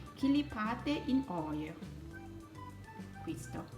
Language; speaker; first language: Italian; non-native, learner; Thai